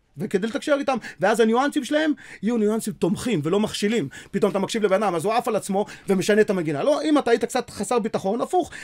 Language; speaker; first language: Hebrew; native; Hebrew